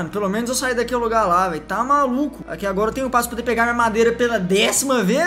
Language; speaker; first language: Portuguese; native; Portuguese